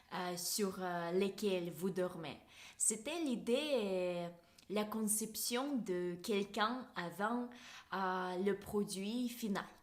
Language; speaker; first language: French; non-native, fluent; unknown